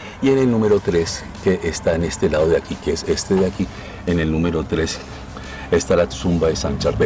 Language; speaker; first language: Spanish; native; Spanish